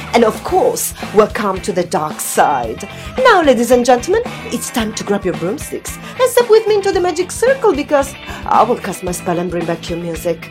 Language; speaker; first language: English; non-native, fluent; Italian